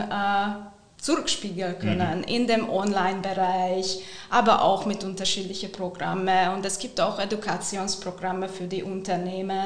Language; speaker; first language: German; non-native, fluent; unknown